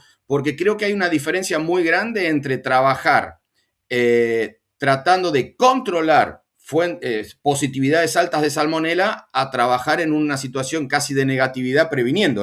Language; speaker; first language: Spanish; native; Spanish